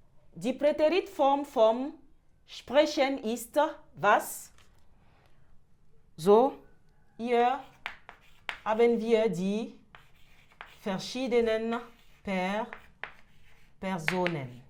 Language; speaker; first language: German; non-native, fluent; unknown